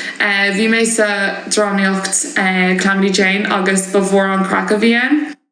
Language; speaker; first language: Irish; non-native, local second language; English